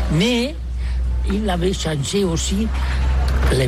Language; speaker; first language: French; non-native, learner; Catalan